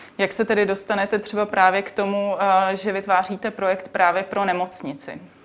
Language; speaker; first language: Czech; native; Czech